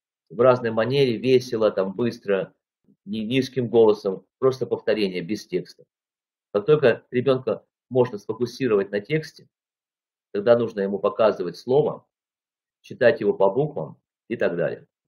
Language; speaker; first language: Russian; native; Russian